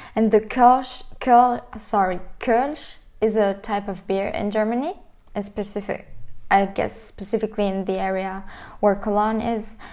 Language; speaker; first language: English; non-native, fluent; French